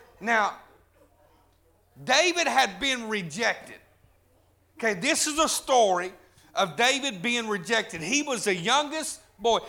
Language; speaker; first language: English; native; English